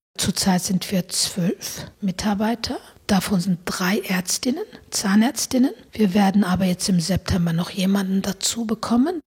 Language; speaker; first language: German; non-native, fluent; Turkish